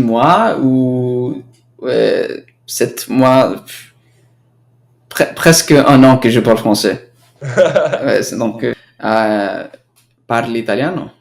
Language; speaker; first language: French; non-native, learner; Spanish